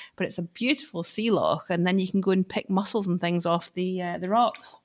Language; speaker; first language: English; native; English